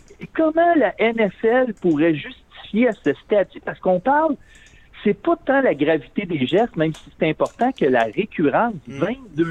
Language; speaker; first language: French; native; French